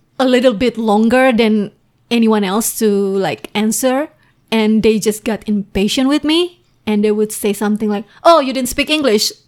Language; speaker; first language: English; non-native, fluent; Indonesian